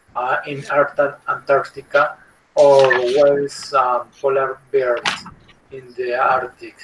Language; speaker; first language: English; non-native, learner; Spanish